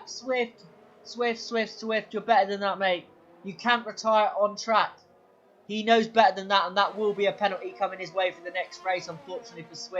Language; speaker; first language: English; native; English